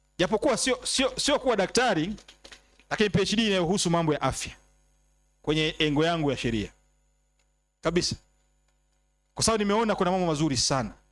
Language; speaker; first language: Swahili; native; Swahili